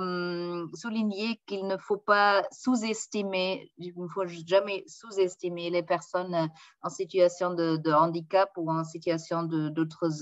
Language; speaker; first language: French; non-native, fluent; German